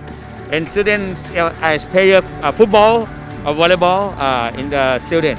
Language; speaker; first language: English; non-native, learner; Thai